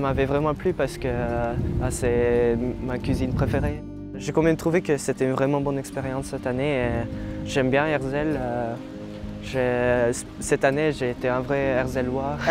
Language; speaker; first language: French; non-native, fluent; Norwegian